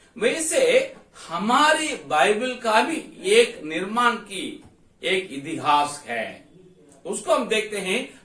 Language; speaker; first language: Hindi; non-native, local second language; Tamil